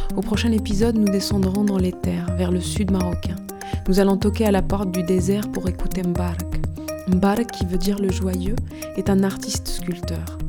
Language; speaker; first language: French; non-native, local second language; Arabic